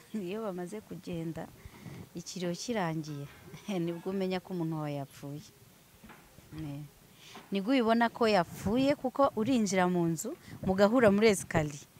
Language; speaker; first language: Kinyarwanda; early bilingual, heritage; Swahili